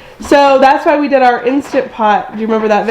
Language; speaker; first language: English; native; English